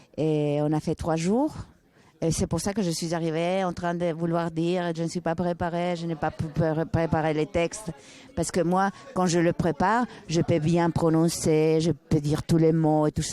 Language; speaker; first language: French; non-native, fluent; Spanish